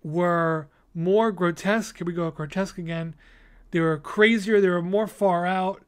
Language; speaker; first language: English; native; English